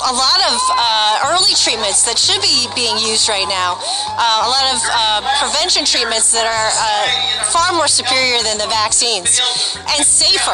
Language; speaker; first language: English; native; English